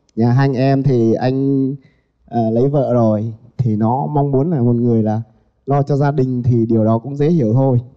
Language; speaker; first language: Vietnamese; non-native, local second language; Tày